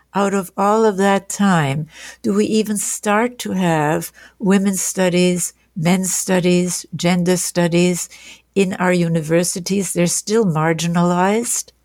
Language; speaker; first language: English; non-native, fluent; German